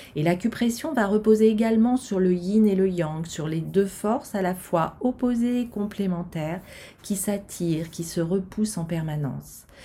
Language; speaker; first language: French; native; French